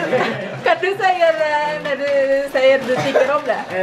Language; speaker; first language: Swedish; non-native, learner; Indonesian